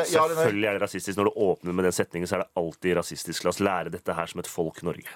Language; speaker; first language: Norwegian; native; Norwegian